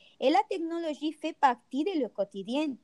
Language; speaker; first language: French; non-native, learner; Spanish